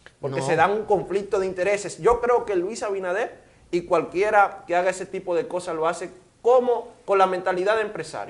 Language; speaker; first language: Spanish; native; Spanish